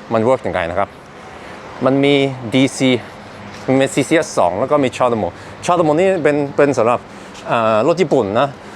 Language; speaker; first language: Thai; non-native, fluent; Norwegian